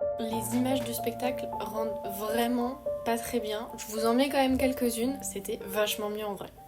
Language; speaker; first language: French; native; French